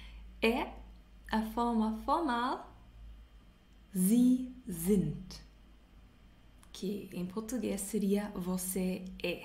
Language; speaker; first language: Portuguese; non-native, fluent; German